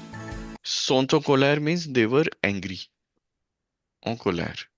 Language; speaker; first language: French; non-native, fluent; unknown